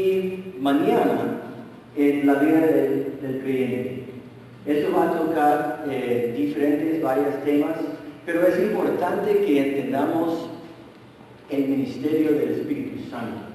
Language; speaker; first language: Spanish; non-native, fluent; English